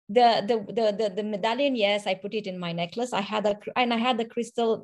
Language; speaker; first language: English; non-native, fluent; Romanian